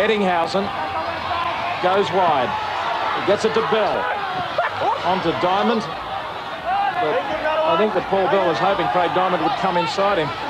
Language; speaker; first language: English; native; English